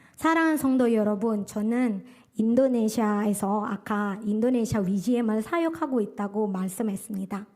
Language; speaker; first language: Korean; non-native, fluent; Indonesian